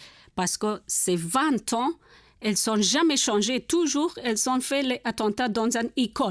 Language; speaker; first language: French; non-native, learner; Persian